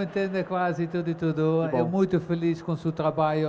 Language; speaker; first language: Portuguese; non-native, learner; Dutch